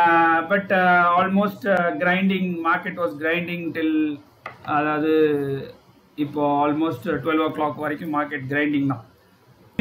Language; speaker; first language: Tamil; native; Tamil